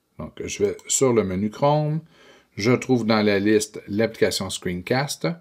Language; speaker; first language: French; native; French